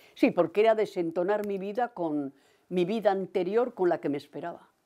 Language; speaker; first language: Spanish; native; Spanish